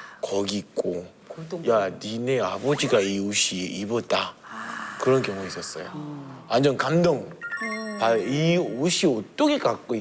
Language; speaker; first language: Korean; non-native, fluent; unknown